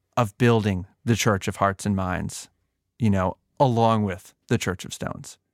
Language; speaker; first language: English; native; English